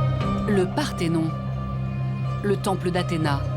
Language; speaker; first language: French; native; French